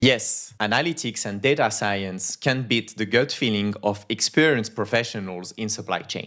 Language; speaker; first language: English; non-native, fluent; French